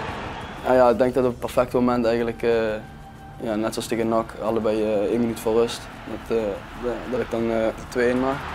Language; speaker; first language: Dutch; native; Dutch